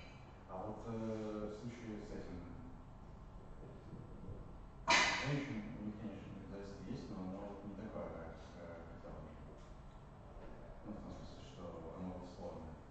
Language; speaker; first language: Russian; native; Russian